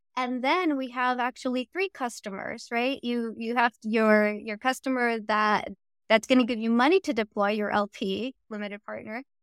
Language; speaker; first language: English; native; English